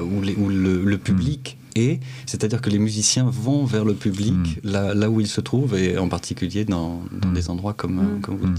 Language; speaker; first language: French; native; French